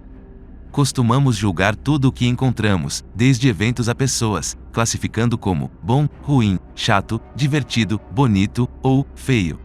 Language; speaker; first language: Portuguese; native; Portuguese